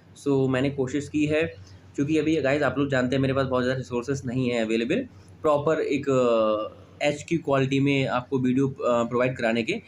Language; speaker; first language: Hindi; native; Hindi